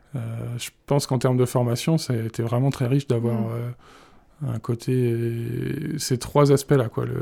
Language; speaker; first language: French; native; French